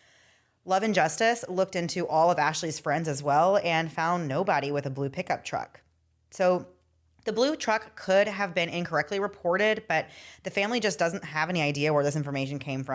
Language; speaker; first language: English; native; English